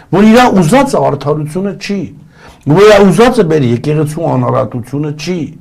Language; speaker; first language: Armenian; early bilingual, other home language; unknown